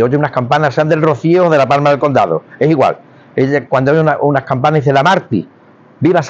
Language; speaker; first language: Spanish; native; Spanish